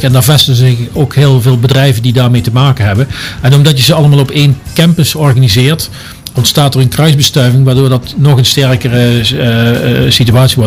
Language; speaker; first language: Dutch; native; Dutch